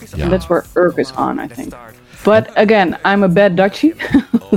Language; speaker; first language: English; early bilingual, other home language; Dutch